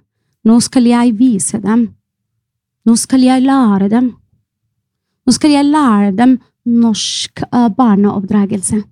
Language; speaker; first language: Norwegian; non-native, fluent; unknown